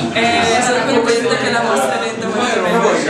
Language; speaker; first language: Italian; non-native, learner; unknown